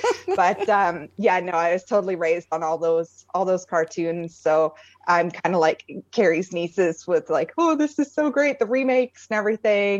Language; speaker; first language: English; native; English